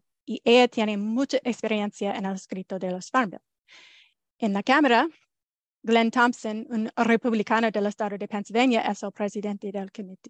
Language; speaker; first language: Spanish; non-native, fluent; English